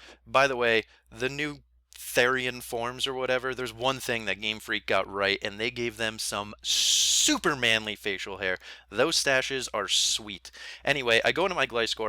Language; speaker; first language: English; native; English